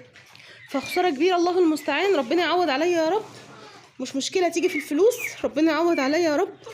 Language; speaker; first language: Arabic; native; Arabic